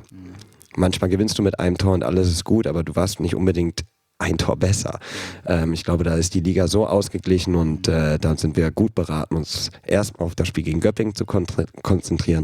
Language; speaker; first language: German; native; German